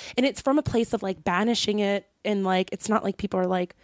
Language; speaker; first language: English; native; English